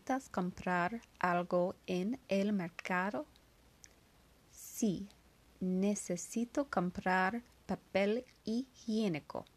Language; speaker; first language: Spanish; non-native, learner; English